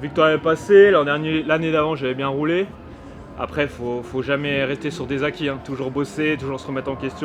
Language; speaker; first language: French; native; French